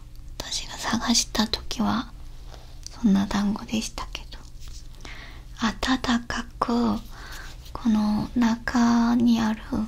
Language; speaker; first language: Japanese; non-native, learner; Korean